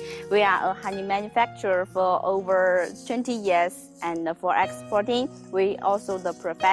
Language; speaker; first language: English; non-native, learner; Chinese